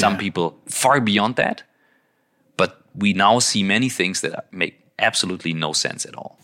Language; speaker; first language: English; non-native, fluent; German